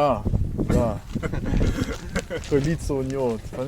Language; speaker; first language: Russian; non-native, learner; French